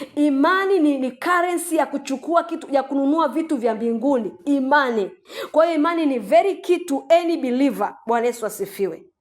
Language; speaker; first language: Swahili; native; Swahili